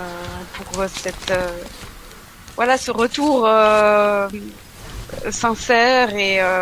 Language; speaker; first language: French; native; French